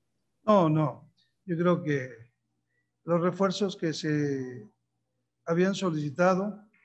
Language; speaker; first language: Spanish; native; Spanish